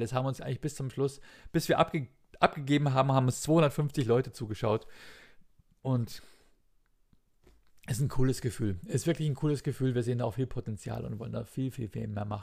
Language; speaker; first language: German; native; German